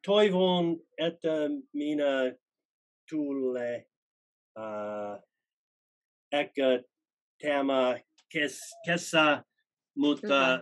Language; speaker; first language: Finnish; non-native, learner; English